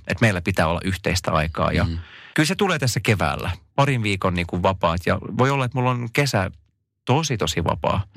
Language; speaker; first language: Finnish; non-native, local second language; Swedish